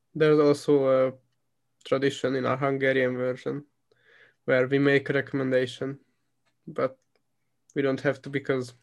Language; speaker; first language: English; non-native, fluent; Hungarian